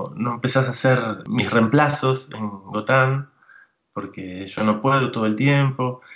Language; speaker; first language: Spanish; native; Spanish